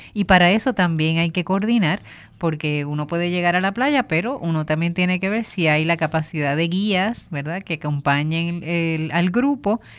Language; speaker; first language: Spanish; native; Spanish